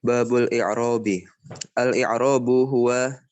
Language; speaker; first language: Arabic; non-native, learner; Indonesian